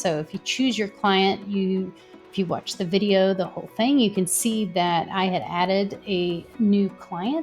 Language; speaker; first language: English; native; English